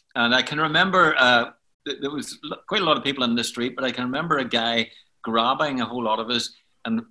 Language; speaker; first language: English; native; English